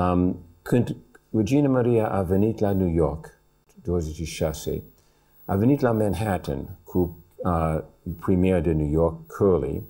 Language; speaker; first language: Romanian; early bilingual, heritage; English